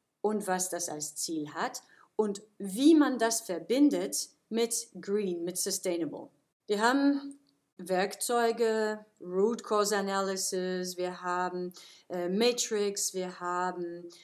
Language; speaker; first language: German; non-native, fluent; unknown